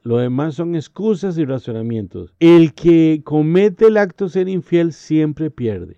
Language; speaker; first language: Spanish; native; Spanish